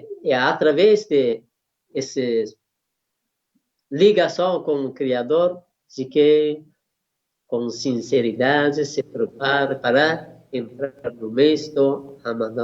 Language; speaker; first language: Portuguese; non-native, learner; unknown